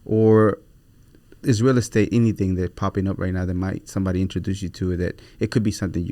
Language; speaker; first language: English; early bilingual, other home language; Spanish